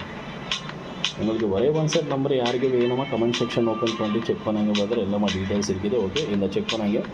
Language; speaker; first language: Tamil; non-native, local second language; Kannada